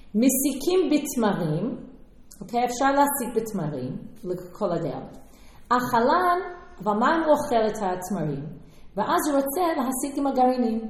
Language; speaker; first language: Hebrew; non-native, fluent; English